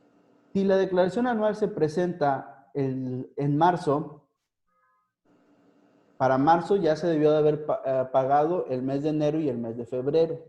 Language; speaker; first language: Spanish; native; Spanish